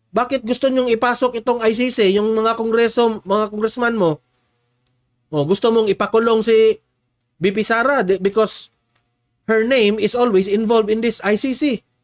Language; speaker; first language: Filipino; non-native, local second language; Cebuano